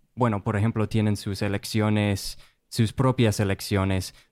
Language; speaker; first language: Spanish; non-native, fluent; English